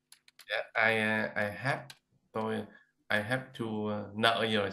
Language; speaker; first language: English; non-native, learner; Vietnamese